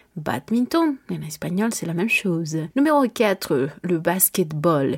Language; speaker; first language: French; non-native, learner; Spanish